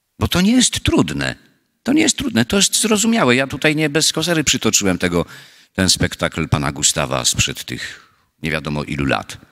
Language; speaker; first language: Polish; native; Polish